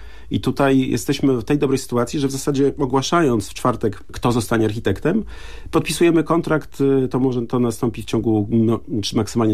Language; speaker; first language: Polish; native; Polish